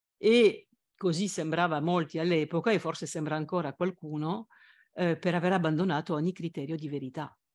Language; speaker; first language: Italian; non-native, fluent; French